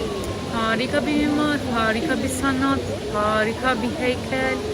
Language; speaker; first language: Turkish; non-native, fluent; Albanian